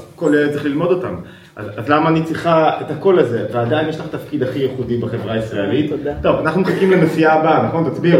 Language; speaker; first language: Hebrew; native; Hebrew